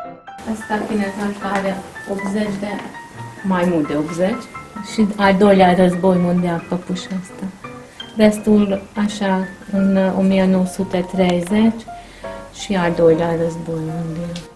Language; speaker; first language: Romanian; non-native, local second language; Hungarian